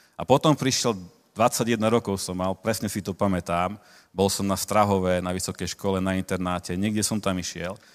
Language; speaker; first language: Slovak; native; Slovak